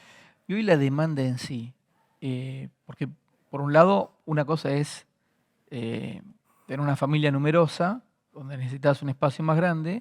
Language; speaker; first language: Spanish; native; Spanish